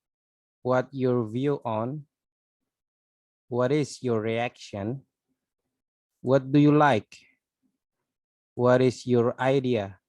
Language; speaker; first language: English; non-native, learner; Indonesian